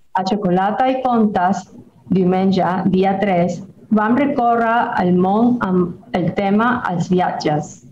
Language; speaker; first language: Catalan; non-native, fluent; Spanish